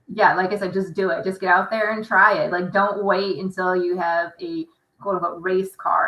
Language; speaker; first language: English; native; English